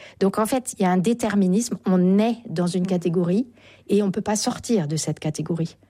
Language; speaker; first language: French; native; French